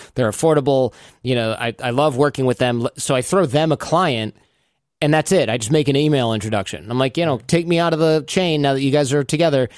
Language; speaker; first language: English; native; English